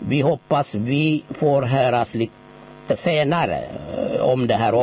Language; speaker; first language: Swedish; non-native, fluent; Amharic